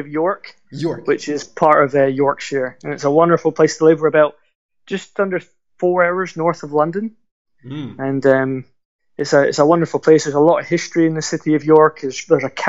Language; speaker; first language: English; native; English